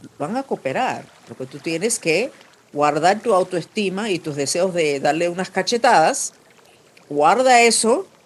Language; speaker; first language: Spanish; non-native, fluent; English